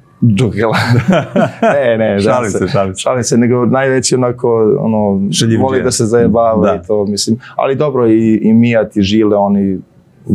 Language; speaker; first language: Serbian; early bilingual, heritage; Serbian